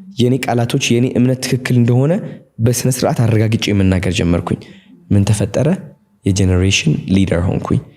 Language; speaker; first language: Amharic; non-native, local second language; Tigrinya